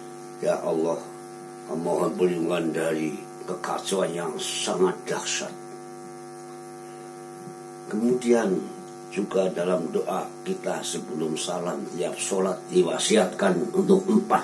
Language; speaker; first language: Indonesian; non-native, local second language; Javanese